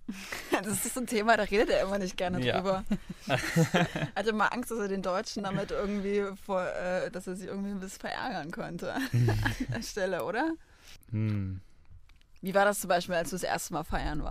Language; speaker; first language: German; native; German